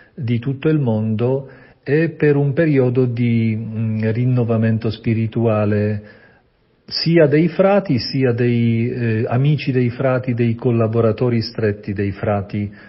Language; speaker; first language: Italian; non-native, fluent; Polish